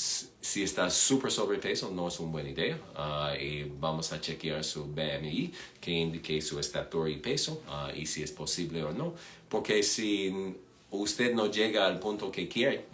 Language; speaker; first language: Spanish; non-native, fluent; English